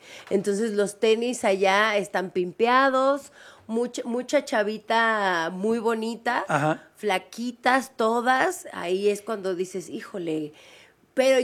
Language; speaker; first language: Spanish; native; Spanish